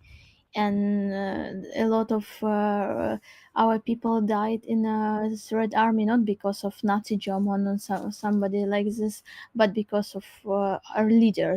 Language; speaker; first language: English; non-native, learner; Crimean Tatar